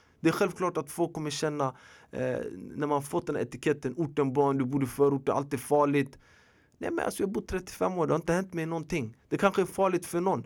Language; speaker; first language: Swedish; early bilingual, other home language; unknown